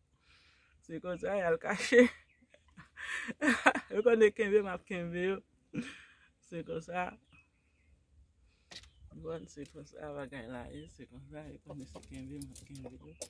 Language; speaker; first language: French; non-native, learner; Haitian Creole